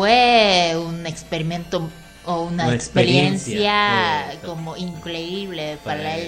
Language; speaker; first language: Spanish; non-native, fluent; Japanese